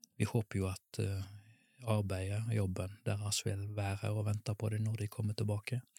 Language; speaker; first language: Norwegian; native; Norwegian